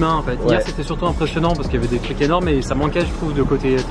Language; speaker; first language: French; native; French